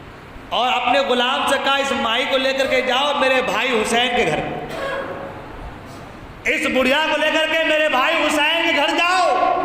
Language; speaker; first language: Urdu; native; Urdu